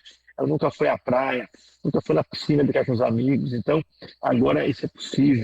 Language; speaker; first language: Portuguese; native; Portuguese